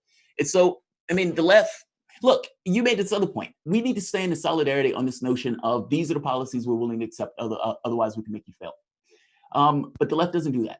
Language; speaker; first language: English; native; English